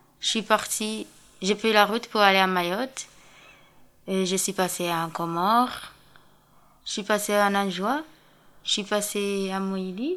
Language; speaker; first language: French; non-native, learner; Kinyarwanda